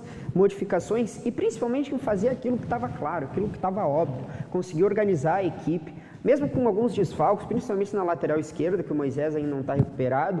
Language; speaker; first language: Portuguese; native; Portuguese